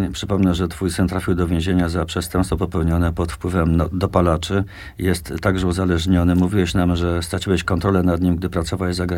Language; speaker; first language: Polish; native; Polish